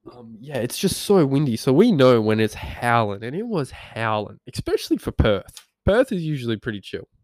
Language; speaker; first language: English; native; English